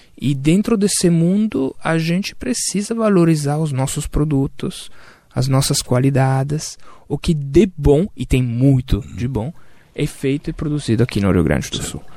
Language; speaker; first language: Portuguese; non-native, fluent; Italian